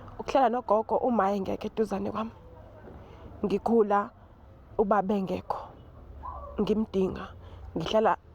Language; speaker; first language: Zulu; native; Zulu